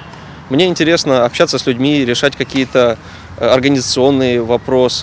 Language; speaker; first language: Russian; native; Russian